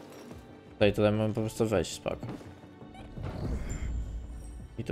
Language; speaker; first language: Polish; native; Polish